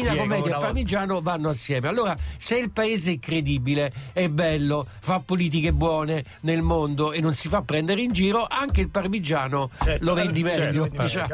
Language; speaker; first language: Italian; native; Italian